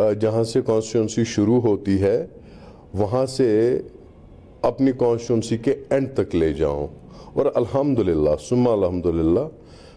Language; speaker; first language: Hindi; non-native, local second language; Kashmiri